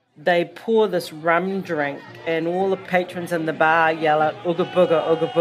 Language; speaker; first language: English; native; English